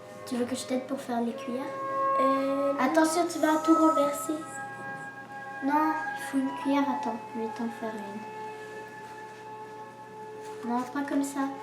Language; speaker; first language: French; native; French